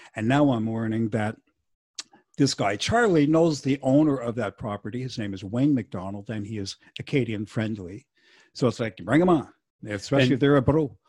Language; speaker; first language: English; non-native, fluent; French